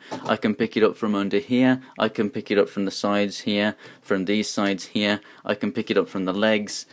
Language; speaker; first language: English; native; English